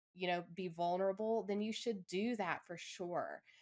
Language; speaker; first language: English; native; English